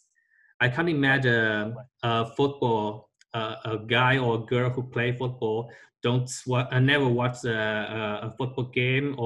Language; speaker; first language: English; non-native, learner; Chinese